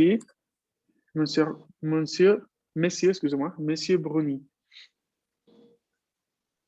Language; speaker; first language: French; non-native, fluent; Spanish